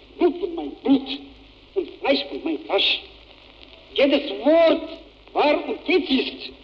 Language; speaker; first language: German; non-native, fluent; Bulgarian